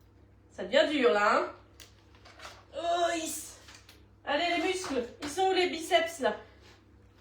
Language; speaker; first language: French; native; French